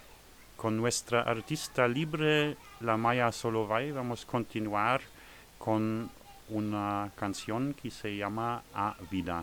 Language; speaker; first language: Spanish; non-native, learner; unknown